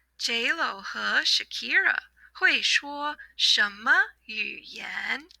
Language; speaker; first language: Chinese; non-native, fluent; English